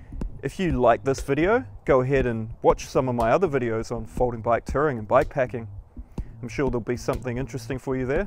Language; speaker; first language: English; native; English